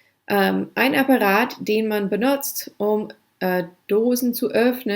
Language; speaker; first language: German; non-native, fluent; English